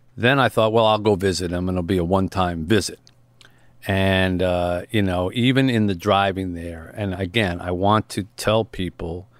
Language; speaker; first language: English; native; English